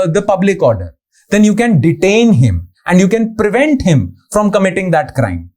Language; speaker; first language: English; non-native, local second language; Punjabi